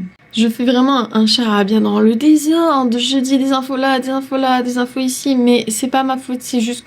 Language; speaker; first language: French; native; French